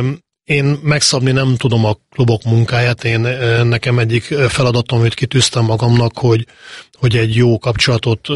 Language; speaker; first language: Hungarian; native; Hungarian